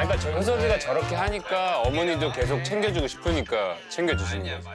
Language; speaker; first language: Korean; native; Korean